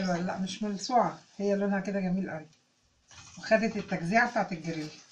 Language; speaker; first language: Arabic; native; Arabic